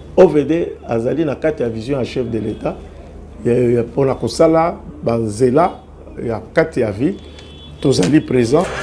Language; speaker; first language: Lingala; non-native, local second language; Luba-Lulua